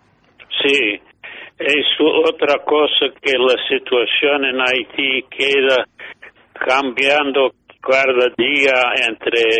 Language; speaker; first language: Spanish; non-native, fluent; English